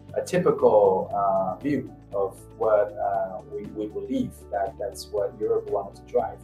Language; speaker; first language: English; non-native, fluent; Chinese